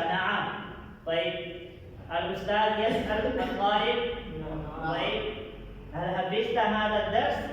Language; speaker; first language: Arabic; non-native, fluent; Pashto